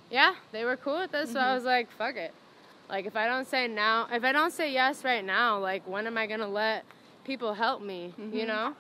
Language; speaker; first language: English; native; English